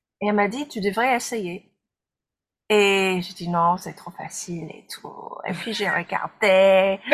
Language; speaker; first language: French; non-native, fluent; English